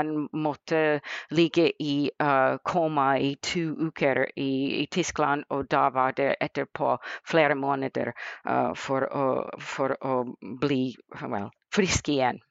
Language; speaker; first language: Norwegian; non-native, fluent; English